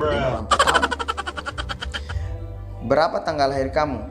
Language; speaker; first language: Malay; native; Malay